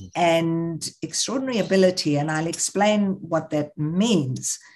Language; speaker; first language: English; native; English